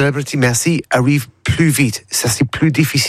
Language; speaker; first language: French; non-native, learner; English